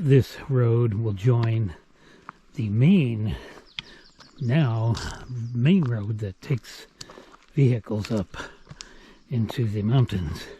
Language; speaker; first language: English; native; English